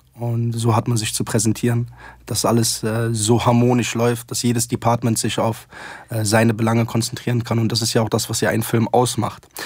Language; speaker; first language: German; early bilingual, other home language; Arabic